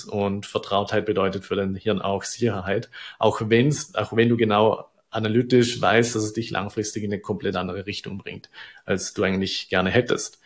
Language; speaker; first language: German; native; German